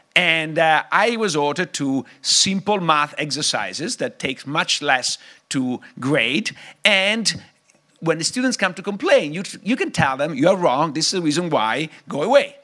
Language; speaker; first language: English; non-native, fluent; Italian